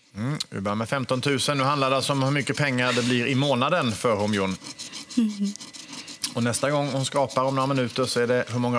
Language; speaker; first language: Swedish; native; Swedish